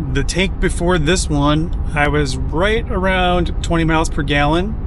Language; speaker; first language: English; native; English